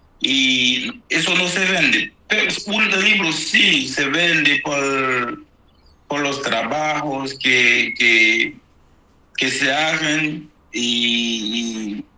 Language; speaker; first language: Spanish; non-native, fluent; Haitian Creole